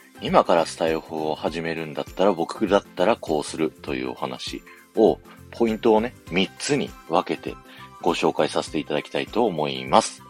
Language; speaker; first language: Japanese; native; Japanese